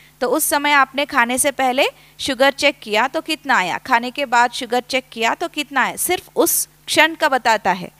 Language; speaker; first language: Hindi; non-native, local second language; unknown